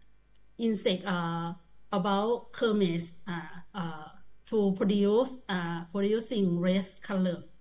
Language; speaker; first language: English; non-native, learner; Thai